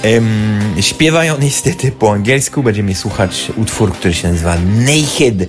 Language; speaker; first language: Polish; non-native, fluent; French